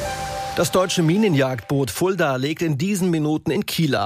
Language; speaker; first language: German; native; German